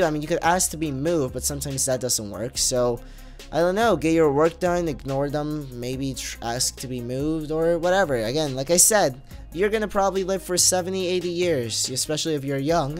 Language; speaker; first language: English; native; English